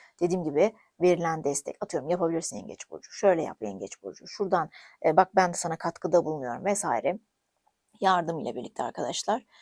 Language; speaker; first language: Turkish; native; Turkish